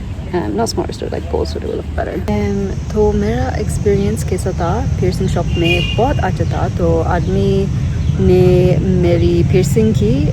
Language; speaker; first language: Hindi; non-native, learner; English